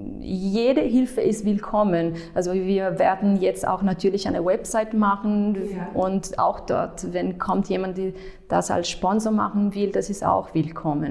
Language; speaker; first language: German; non-native, fluent; Italian